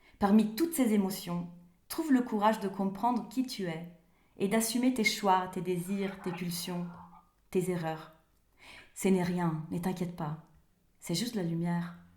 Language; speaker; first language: French; non-native, fluent; Italian